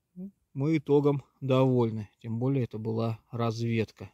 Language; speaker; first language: Russian; native; Russian